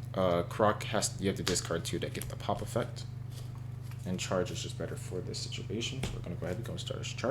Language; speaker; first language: English; native; English